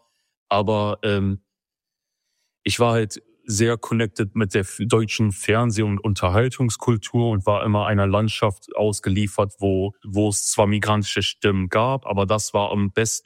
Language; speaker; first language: German; early bilingual, other home language; Kurdish